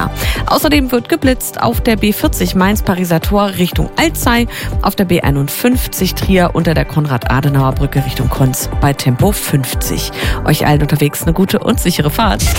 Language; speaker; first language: German; native; German